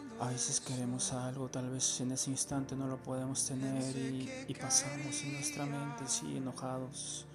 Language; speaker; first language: Spanish; native; Spanish